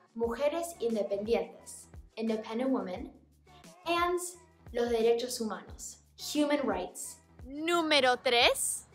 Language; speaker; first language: English; native; English